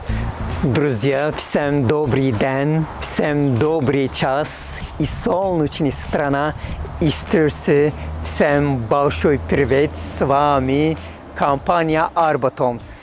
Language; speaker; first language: Russian; non-native, fluent; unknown